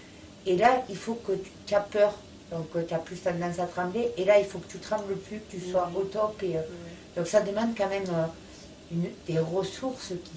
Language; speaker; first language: French; native; French